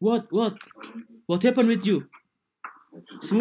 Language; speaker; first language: English; non-native, learner; Indonesian